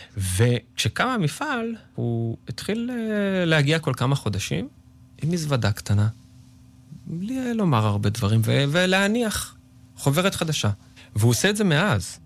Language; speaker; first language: Hebrew; native; Hebrew